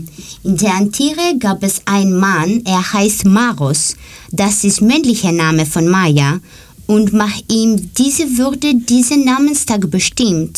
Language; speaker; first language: German; non-native, learner; Greek